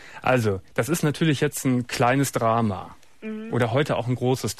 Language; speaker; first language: German; native; German